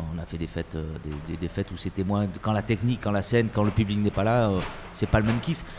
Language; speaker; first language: French; native; French